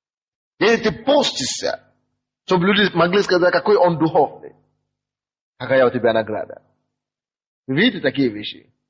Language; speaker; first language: Russian; non-native, fluent; Yoruba